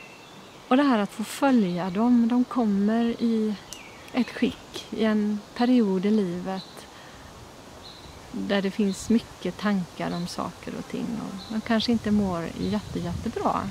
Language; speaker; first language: Swedish; native; Swedish